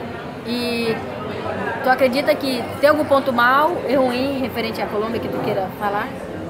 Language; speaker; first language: Portuguese; non-native, learner; Spanish